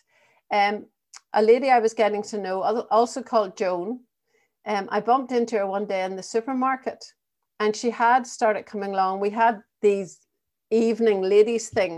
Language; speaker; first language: English; native; English